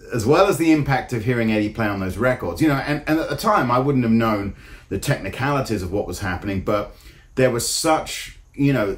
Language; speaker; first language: English; native; English